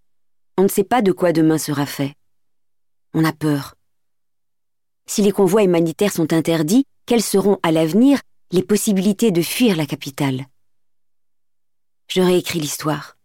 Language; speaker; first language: French; native; French